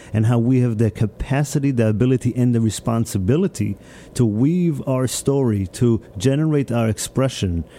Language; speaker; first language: English; early bilingual, other home language; Hebrew